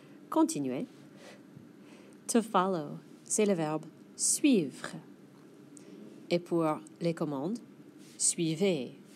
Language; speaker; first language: French; non-native, fluent; English